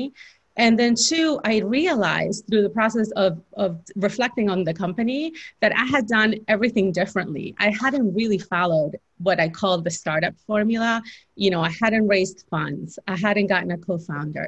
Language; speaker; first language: English; non-native, fluent; Spanish